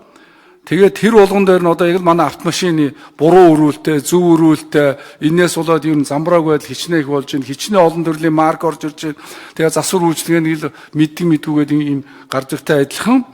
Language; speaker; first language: Mongolian; native; Mongolian